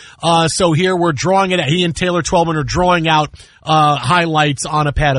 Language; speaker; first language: English; native; English